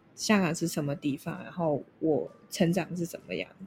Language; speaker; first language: Chinese; non-native, local second language; Cantonese